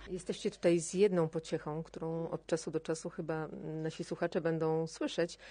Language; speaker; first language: Polish; native; Polish